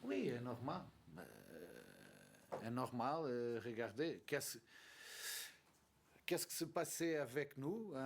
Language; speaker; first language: French; non-native, learner; Portuguese